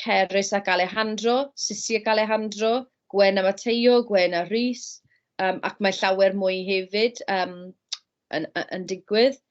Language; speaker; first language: Welsh; non-native, fluent; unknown